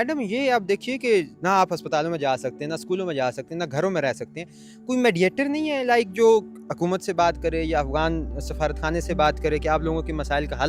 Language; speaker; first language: Urdu; native; Urdu